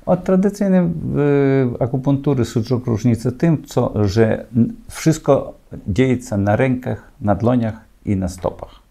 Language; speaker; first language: Polish; non-native, learner; Ukrainian